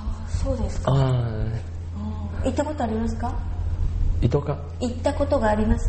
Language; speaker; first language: Japanese; native; Japanese